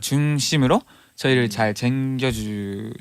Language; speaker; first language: Korean; non-native, fluent; Japanese